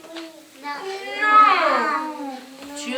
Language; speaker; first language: French; native; French